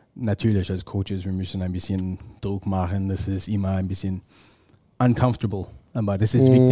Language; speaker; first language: German; non-native, fluent; English